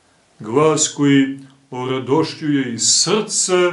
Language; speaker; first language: Serbian; native; Serbian